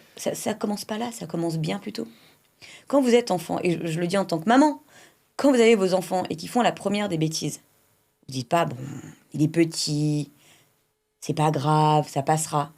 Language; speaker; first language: French; native; French